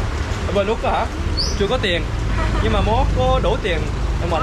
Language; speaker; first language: Vietnamese; early bilingual, heritage; English